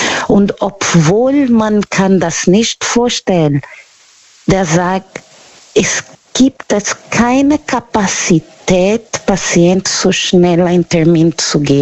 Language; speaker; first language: German; non-native, learner; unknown